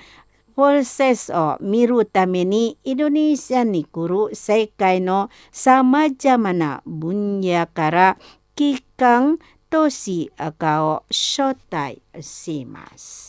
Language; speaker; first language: Japanese; non-native, fluent; Indonesian